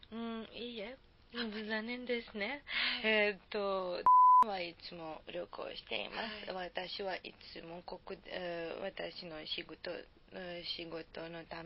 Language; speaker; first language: Japanese; non-native, learner; Serbian